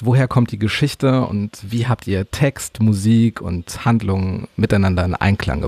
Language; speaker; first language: German; native; German